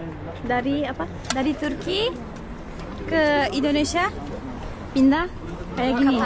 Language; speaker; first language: Indonesian; non-native, learner; Turkish